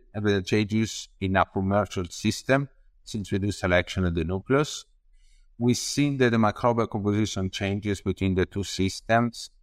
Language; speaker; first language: English; non-native, fluent; Italian